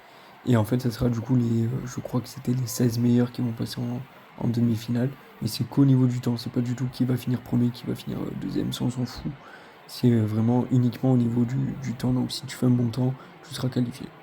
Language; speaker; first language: French; native; French